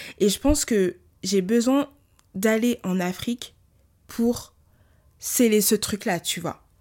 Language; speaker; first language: French; early bilingual, other home language; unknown